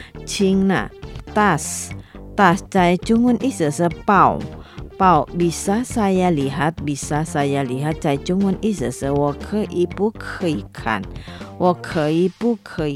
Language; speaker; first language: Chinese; non-native, fluent; Indonesian